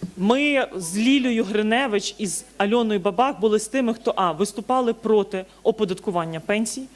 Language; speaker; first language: Ukrainian; native; Ukrainian